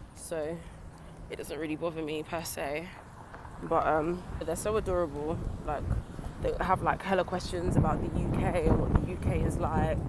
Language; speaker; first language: English; native; English